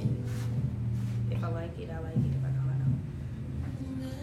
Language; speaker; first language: English; native; English